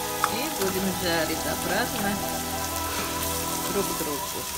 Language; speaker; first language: Russian; non-native, learner; Tajik